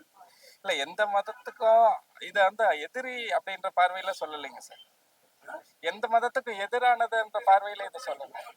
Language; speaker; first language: Tamil; native; Tamil